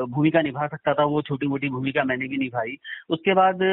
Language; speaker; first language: Hindi; native; Hindi